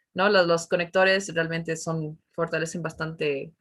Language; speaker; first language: Spanish; early bilingual, heritage; Spanish